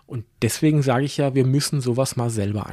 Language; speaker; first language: German; native; German